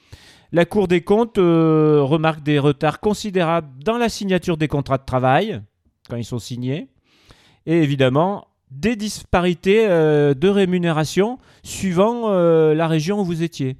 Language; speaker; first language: French; native; French